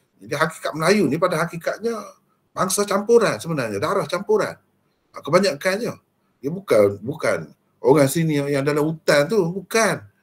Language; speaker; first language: Malay; native; Malay